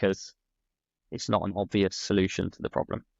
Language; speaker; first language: English; native; English